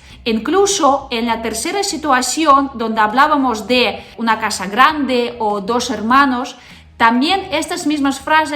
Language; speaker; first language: Spanish; non-native, fluent; Russian